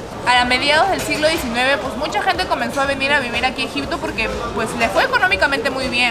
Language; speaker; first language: Spanish; native; Spanish